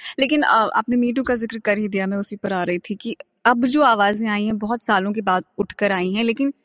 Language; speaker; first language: Hindi; native; Hindi